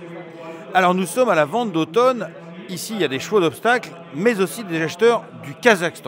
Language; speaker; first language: French; native; French